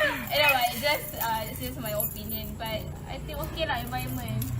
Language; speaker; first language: English; non-native, local second language; Malay